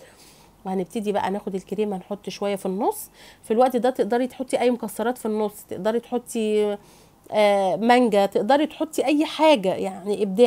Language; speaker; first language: Arabic; native; Arabic